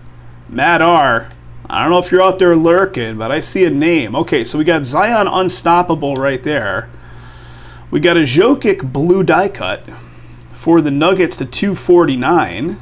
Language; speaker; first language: English; native; English